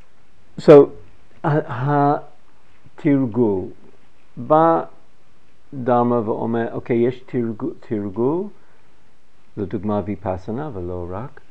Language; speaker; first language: Hebrew; non-native, fluent; English